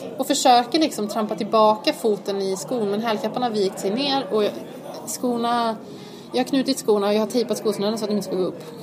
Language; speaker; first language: Swedish; native; Swedish